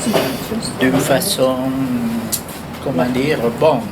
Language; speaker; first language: French; non-native, fluent; Spanish